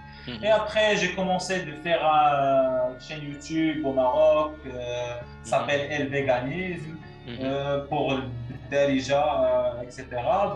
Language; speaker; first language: French; non-native, local second language; Arabic